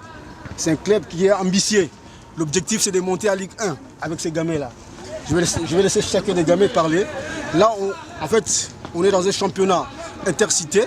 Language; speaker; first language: French; non-native, local second language; Lingala